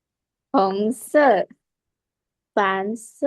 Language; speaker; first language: Chinese; non-native, learner; Lao